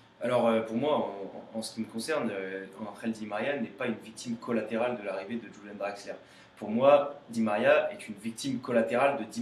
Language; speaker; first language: French; native; French